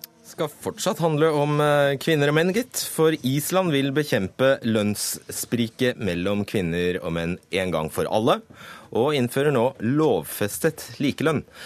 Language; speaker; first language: Norwegian; native; Norwegian